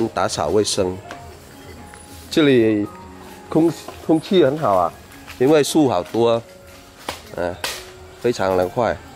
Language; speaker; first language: Chinese; non-native, fluent; Vietnamese